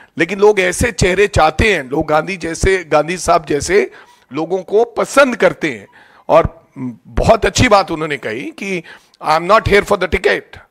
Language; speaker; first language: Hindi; non-native, local second language; Punjabi